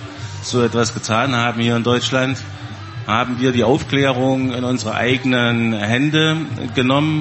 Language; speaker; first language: German; native; German